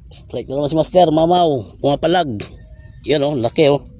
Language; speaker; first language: Filipino; native; Filipino